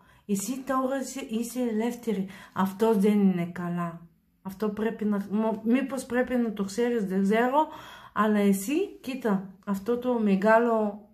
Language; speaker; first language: Greek; non-native, learner; Bulgarian